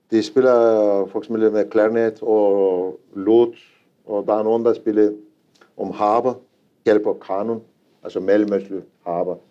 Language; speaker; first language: Danish; non-native, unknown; Turkish